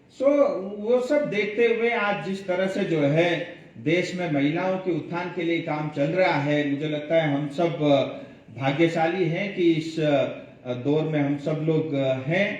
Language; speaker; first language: Hindi; non-native, local second language; Nepali